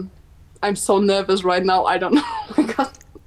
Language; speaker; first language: English; non-native, learner; German